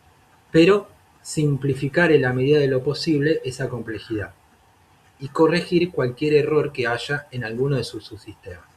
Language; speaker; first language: Spanish; native; Spanish